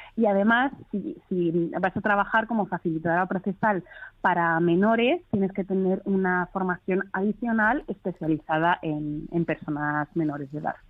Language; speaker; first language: Spanish; early bilingual, other home language; Arabic